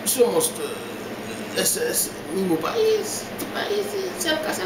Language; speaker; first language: Spanish; non-native, learner; Haitian Creole